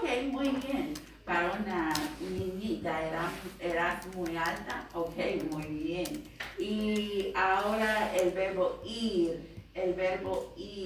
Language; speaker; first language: Spanish; non-native, fluent; English